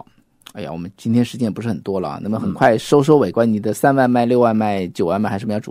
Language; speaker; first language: Chinese; native; Chinese